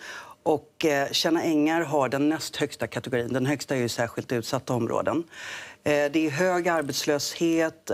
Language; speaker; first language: Swedish; native; Swedish